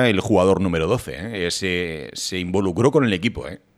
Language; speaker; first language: Spanish; native; Spanish